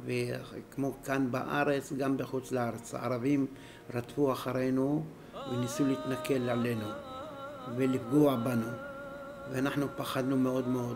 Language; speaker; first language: Hebrew; non-native, fluent; Arabic